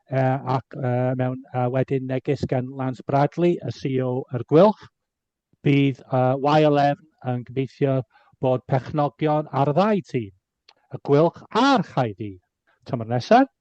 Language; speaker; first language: Welsh; native; Welsh